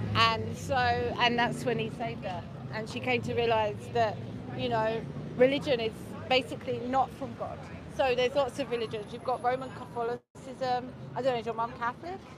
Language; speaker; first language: English; native; English